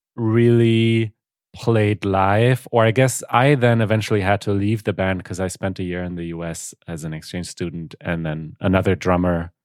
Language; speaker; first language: English; non-native, fluent; German